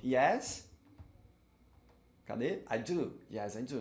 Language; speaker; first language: English; non-native, fluent; Portuguese